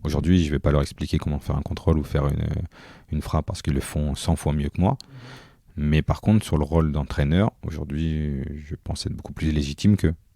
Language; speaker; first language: French; native; French